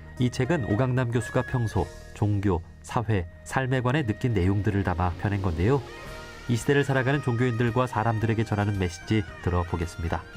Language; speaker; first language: Korean; native; Korean